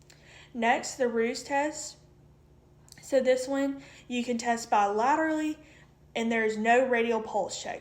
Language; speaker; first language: English; native; English